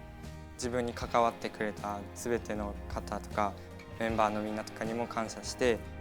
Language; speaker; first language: Japanese; native; Japanese